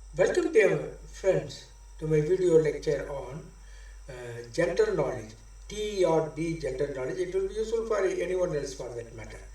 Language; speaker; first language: English; non-native, local second language; Tamil